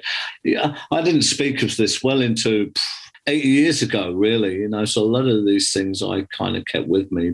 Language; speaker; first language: English; native; English